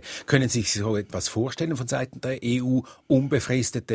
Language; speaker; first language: German; native; German